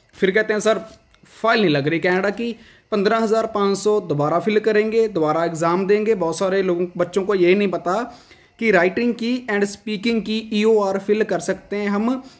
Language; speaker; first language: Hindi; non-native, local second language; Punjabi